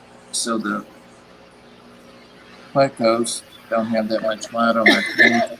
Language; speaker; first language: English; native; English